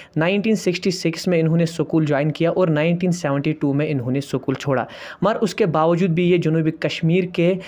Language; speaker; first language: Hindi; non-native, local second language; Kashmiri